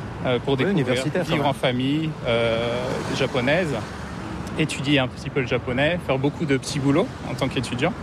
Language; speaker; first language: French; native; French